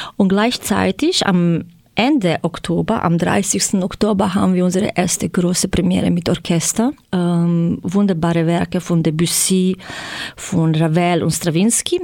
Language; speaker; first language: German; non-native, fluent; Croatian